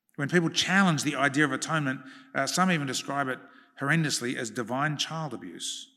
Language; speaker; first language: English; early bilingual, other home language; Hungarian